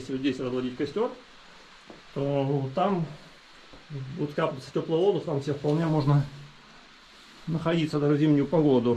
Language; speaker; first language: Russian; native; Russian